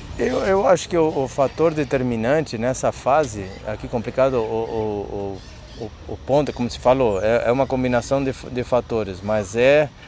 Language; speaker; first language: Portuguese; non-native, fluent; Spanish